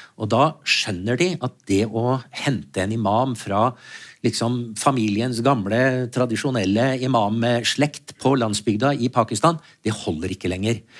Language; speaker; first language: Norwegian; native; Norwegian